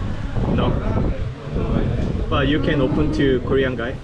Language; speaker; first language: English; non-native, fluent; Korean